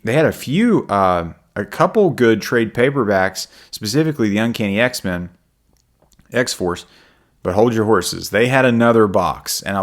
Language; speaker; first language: English; native; English